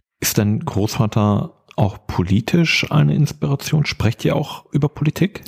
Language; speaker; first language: German; native; German